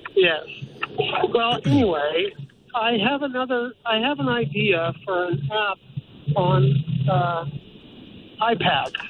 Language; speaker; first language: English; native; English